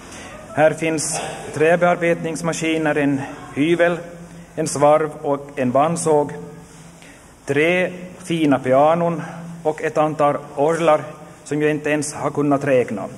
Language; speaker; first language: Swedish; native; Swedish